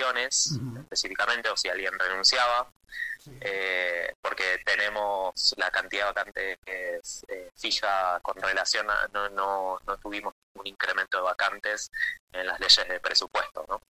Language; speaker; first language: Spanish; native; Spanish